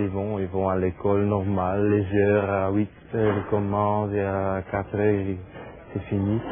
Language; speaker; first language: French; non-native, fluent; Dutch